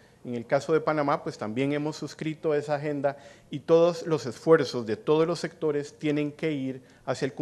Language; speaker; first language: Spanish; native; Spanish